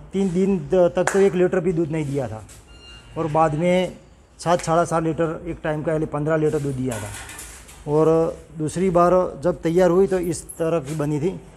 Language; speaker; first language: Hindi; non-native, local second language; Gujarati